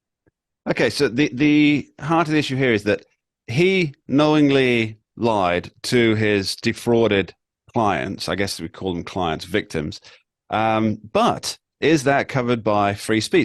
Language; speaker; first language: English; native; English